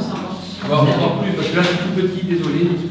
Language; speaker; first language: French; native; French